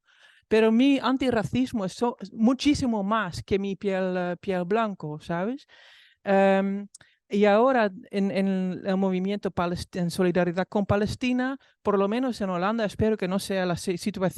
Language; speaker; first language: Spanish; non-native, fluent; Dutch